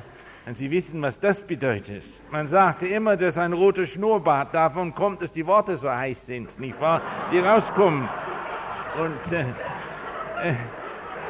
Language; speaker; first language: German; non-native, fluent; English